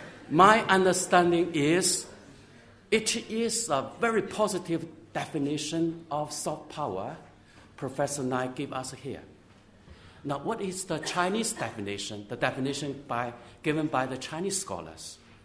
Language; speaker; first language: English; non-native, fluent; Chinese